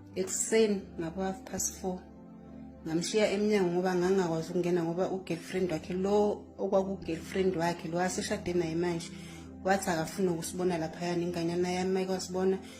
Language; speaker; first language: Zulu; native; Zulu